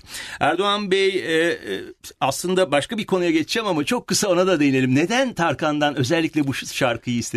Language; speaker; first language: Turkish; native; Turkish